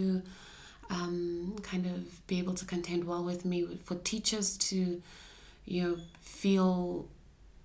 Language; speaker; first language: English; non-native, local second language; Shona